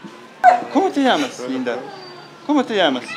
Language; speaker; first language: Spanish; non-native, learner; Serbian